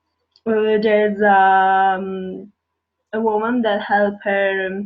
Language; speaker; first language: English; non-native, learner; Italian